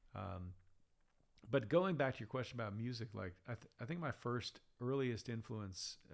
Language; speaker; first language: English; native; English